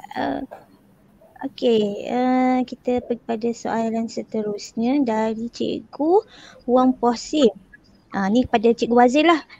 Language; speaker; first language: Malay; native; Malay